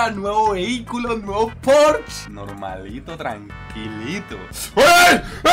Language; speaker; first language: Spanish; native; Spanish